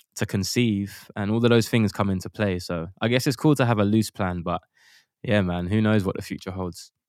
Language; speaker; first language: English; native; English